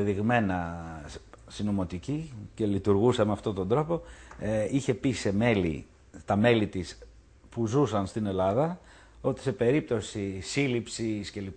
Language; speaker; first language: Greek; native; Greek